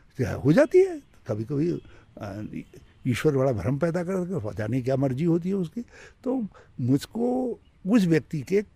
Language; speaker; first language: Hindi; native; Hindi